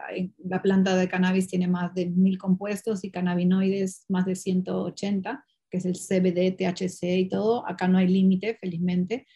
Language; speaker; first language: Spanish; non-native, local second language; Portuguese